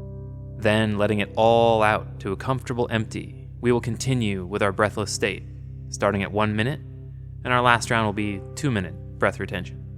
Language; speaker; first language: English; native; English